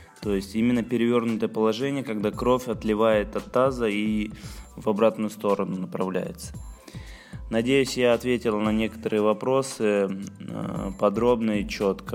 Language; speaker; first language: Russian; native; Russian